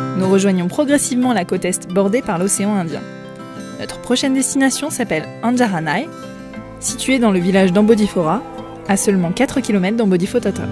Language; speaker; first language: French; native; French